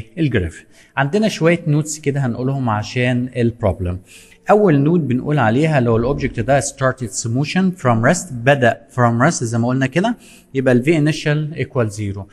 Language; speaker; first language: Arabic; native; Arabic